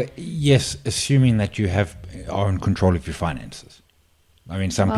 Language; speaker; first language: English; native; English